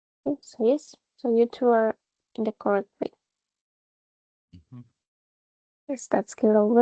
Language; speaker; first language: English; non-native, fluent; Spanish